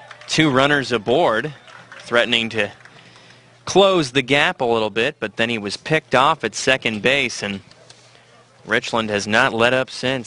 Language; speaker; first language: English; native; English